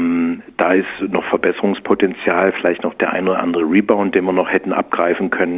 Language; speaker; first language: German; native; German